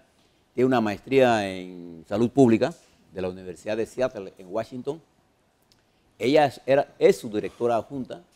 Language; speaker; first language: Spanish; native; Spanish